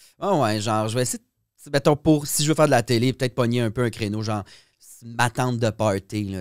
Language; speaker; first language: French; native; French